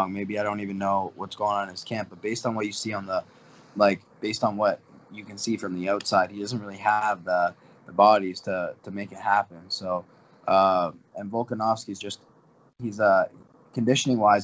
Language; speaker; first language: English; native; English